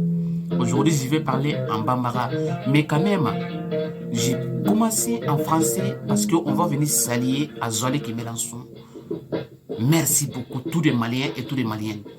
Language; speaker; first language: French; non-native, local second language; Soninke